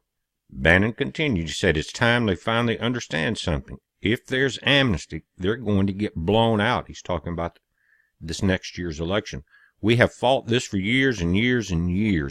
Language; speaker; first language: English; native; English